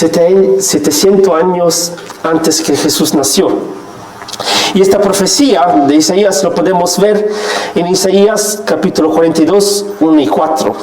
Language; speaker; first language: Spanish; non-native, fluent; Italian